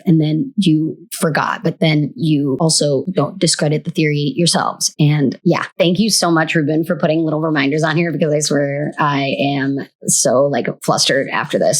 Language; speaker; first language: English; native; English